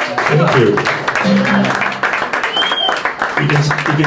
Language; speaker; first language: English; native; English